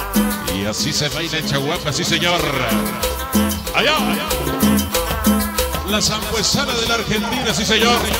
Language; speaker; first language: Spanish; native; Spanish